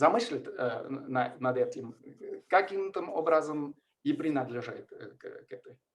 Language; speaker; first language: Russian; non-native, fluent; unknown